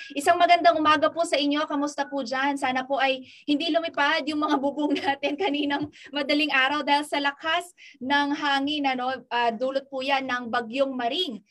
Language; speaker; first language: Filipino; non-native, local second language; Pampanga